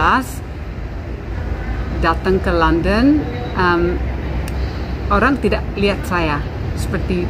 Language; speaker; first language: Indonesian; non-native, local second language; English